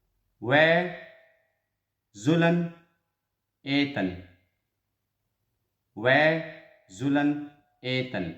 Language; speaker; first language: Dutch; non-native, fluent; Pashto